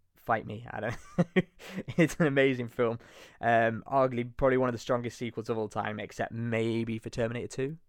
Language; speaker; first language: English; native; English